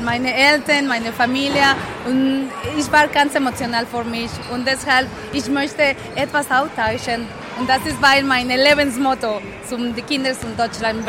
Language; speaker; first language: German; non-native, learner; Spanish